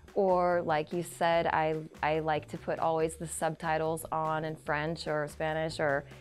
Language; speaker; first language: English; native; English